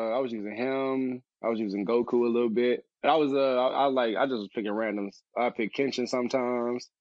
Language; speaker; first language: English; native; English